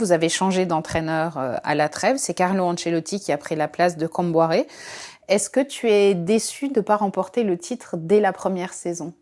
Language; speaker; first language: French; native; French